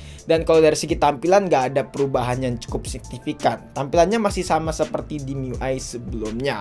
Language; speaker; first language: Indonesian; native; Indonesian